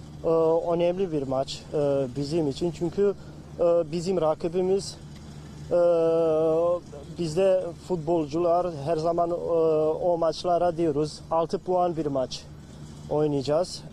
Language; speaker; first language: Turkish; non-native, learner; Bosnian